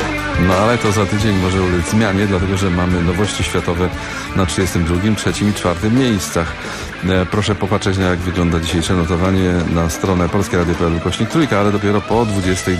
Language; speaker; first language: Polish; native; Polish